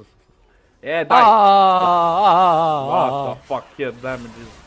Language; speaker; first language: English; non-native, learner; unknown